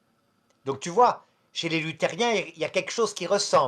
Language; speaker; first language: French; native; French